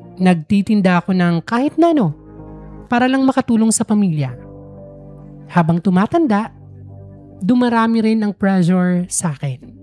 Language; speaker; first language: Filipino; non-native, local second language; Waray